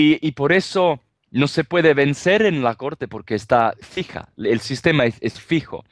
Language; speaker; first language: Spanish; non-native, fluent; Italian